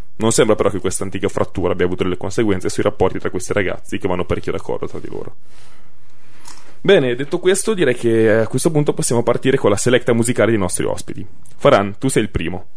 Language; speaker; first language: Italian; native; Italian